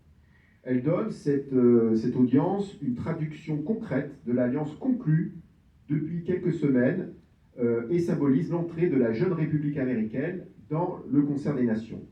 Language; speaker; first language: French; native; French